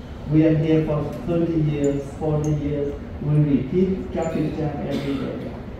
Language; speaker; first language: English; non-native, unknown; Vietnamese